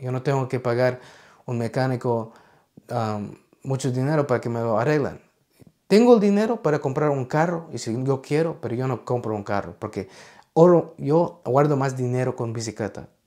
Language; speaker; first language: Spanish; early bilingual, heritage; Spanish